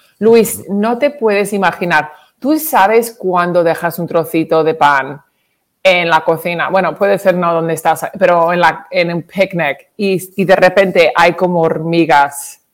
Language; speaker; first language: Spanish; early bilingual, heritage; English